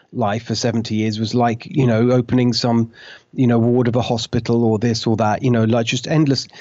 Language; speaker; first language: English; native; English